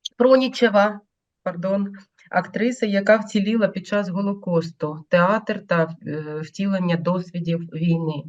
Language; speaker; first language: Ukrainian; native; Ukrainian